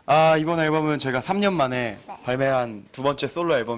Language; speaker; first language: Korean; native; Korean